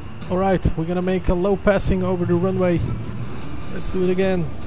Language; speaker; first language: English; non-native, fluent; Turkish